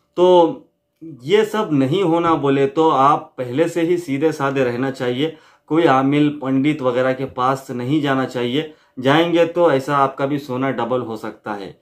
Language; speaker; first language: Hindi; native; Hindi